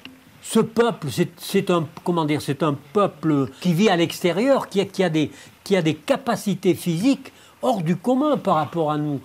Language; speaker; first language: French; native; French